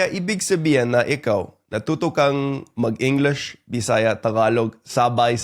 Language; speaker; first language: Filipino; non-native, fluent; English